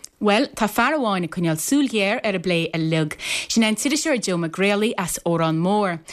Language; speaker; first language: Irish; native; Irish